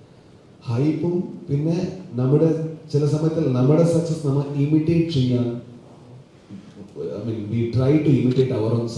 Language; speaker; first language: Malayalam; non-native, learner; Kannada